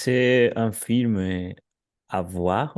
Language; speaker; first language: French; non-native, learner; Spanish